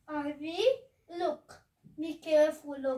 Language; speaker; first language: English; non-native, learner; Hindi